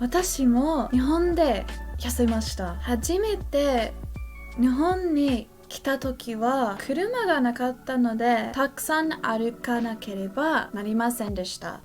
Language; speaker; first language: Japanese; non-native, fluent; English